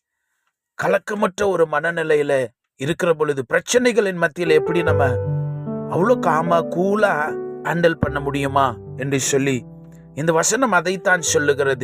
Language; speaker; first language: Tamil; native; Tamil